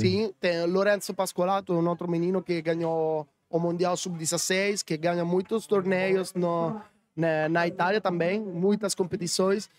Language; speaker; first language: Portuguese; non-native, learner; Italian